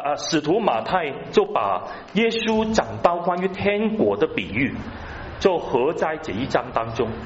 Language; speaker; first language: Chinese; non-native, local second language; Cantonese